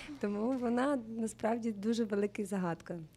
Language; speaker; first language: Ukrainian; native; Ukrainian